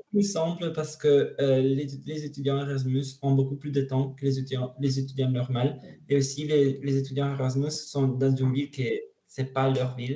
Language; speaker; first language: French; non-native, learner; Italian